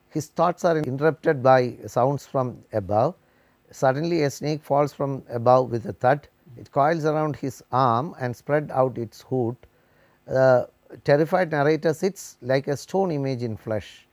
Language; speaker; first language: English; non-native, local second language; Malayalam